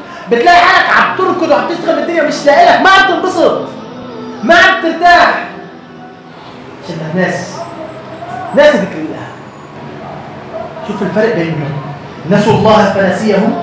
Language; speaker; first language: Arabic; native; Arabic